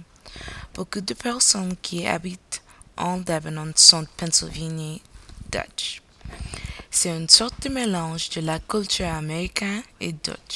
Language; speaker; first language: French; non-native, learner; English